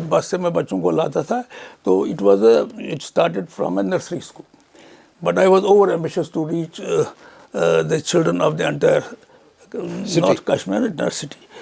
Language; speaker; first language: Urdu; non-native, local second language; Kashmiri